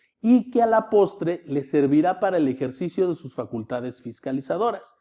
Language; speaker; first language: Spanish; native; Spanish